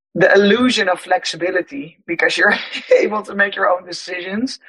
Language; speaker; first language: English; non-native, fluent; Dutch